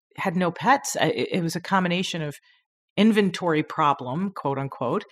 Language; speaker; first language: English; native; English